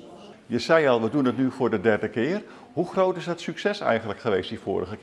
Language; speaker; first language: Dutch; native; Dutch